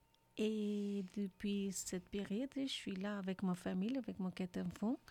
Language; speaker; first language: French; non-native, learner; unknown